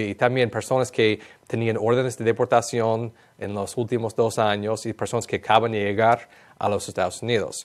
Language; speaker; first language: Spanish; non-native, fluent; English